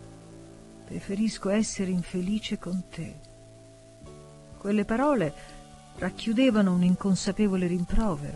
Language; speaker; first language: Italian; native; Italian